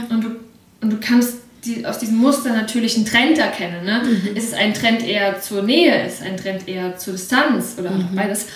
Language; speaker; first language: German; early bilingual, other home language; Russian